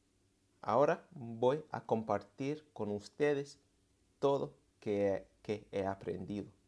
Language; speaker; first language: Spanish; non-native, fluent; English